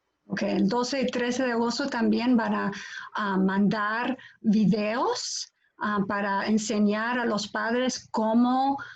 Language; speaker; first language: Spanish; non-native, fluent; English